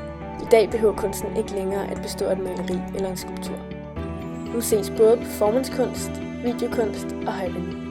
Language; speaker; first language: Danish; native; Danish